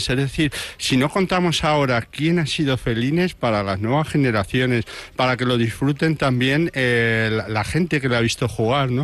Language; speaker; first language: Spanish; native; Spanish